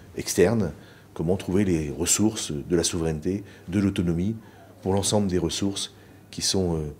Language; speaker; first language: French; native; French